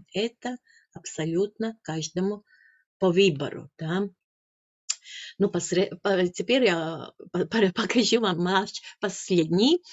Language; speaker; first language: Russian; non-native, fluent; Latvian